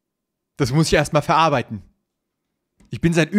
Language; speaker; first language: German; native; German